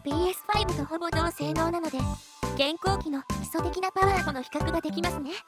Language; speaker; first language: Japanese; native; Japanese